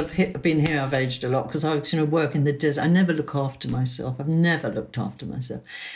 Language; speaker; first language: English; native; English